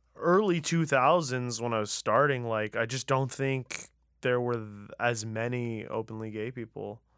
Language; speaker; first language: English; early bilingual, other home language; Persian